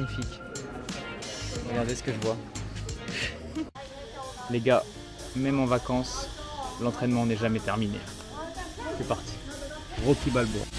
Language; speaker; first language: French; native; French